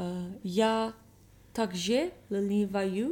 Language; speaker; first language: Russian; non-native, learner; English